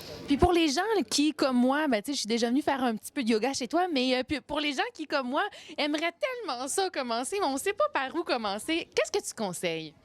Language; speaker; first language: French; native; French